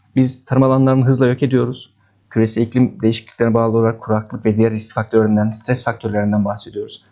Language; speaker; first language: Turkish; native; Turkish